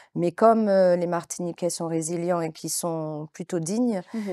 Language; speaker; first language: French; native; French